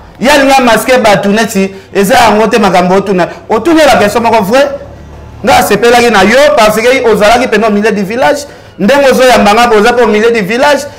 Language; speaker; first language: Lingala; native; Lingala